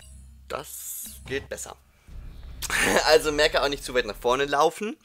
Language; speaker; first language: German; native; German